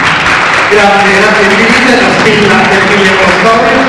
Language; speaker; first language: Italian; native; Italian